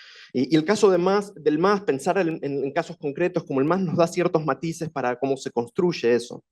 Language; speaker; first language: Spanish; native; Spanish